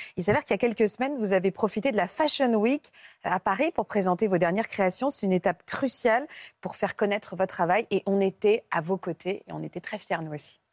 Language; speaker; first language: French; native; French